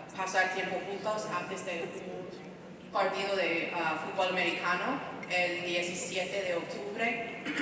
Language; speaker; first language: Spanish; non-native, fluent; English